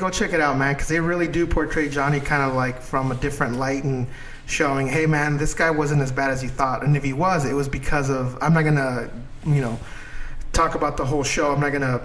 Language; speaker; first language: English; non-native, fluent; Spanish